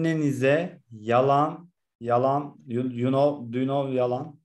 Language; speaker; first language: English; non-native, learner; Turkish